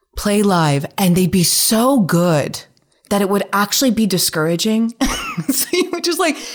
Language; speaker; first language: English; native; English